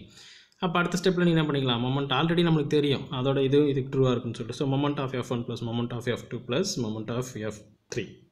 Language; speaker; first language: Tamil; native; Tamil